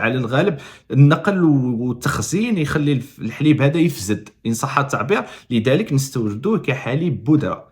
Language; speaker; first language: Arabic; native; Arabic